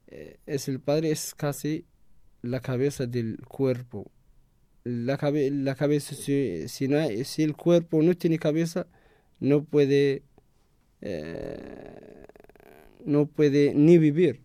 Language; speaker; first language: Spanish; non-native, learner; Arabic